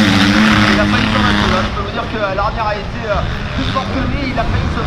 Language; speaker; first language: French; native; French